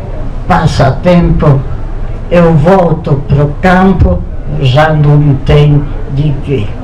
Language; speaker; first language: Portuguese; non-native, fluent; Polish